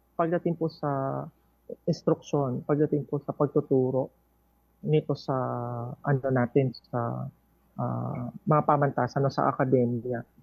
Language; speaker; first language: Filipino; non-native, local second language; Pampanga